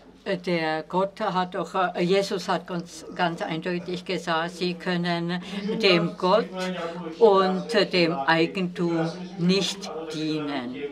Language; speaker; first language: German; non-native, fluent; Czech